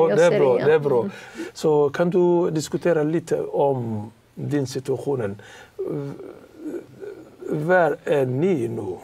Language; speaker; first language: Swedish; non-native, learner; Somali